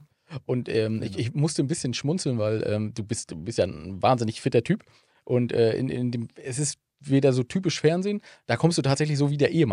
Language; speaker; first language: German; native; German